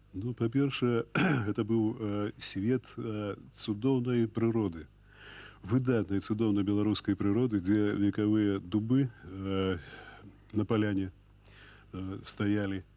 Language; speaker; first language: Belarusian; native; Belarusian